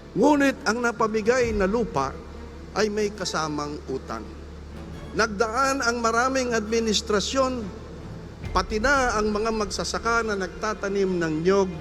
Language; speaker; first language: Filipino; non-native, local second language; Iloko